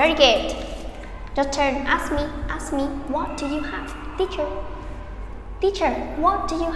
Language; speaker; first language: English; non-native, fluent; Vietnamese